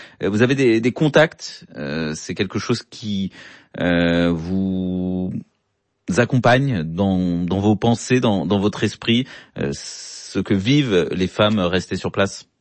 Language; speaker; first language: French; native; French